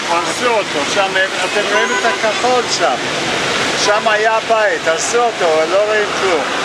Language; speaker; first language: Hebrew; non-native, fluent; Russian